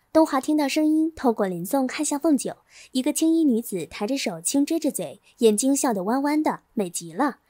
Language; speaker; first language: Chinese; native; Chinese